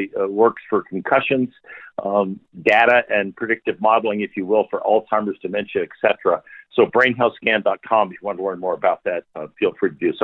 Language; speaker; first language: English; native; English